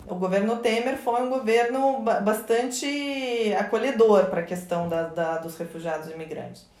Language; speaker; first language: Portuguese; non-native, fluent; Russian